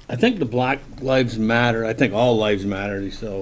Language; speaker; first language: English; native; English